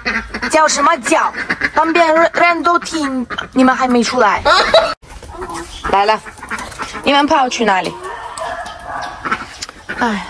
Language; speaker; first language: Chinese; non-native, learner; Ukrainian